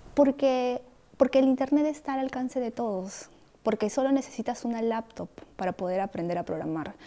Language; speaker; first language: Spanish; native; Spanish